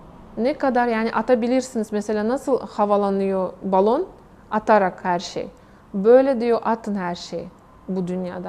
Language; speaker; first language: Turkish; non-native, fluent; Russian